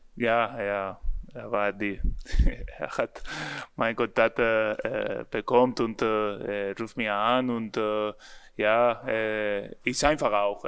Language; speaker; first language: German; non-native, learner; Spanish